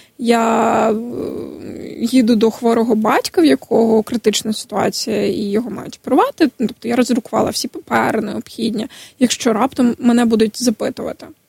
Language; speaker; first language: Ukrainian; non-native, local second language; Crimean Tatar